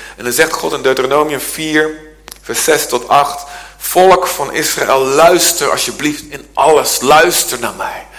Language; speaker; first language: Dutch; native; Dutch